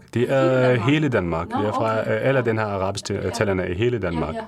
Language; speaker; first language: Danish; non-native, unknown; Arabic